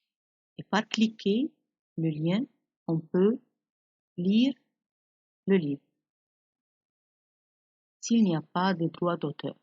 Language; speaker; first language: French; non-native, fluent; Arabic